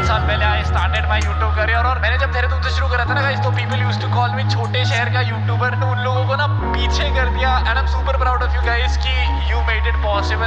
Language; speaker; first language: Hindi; native; Hindi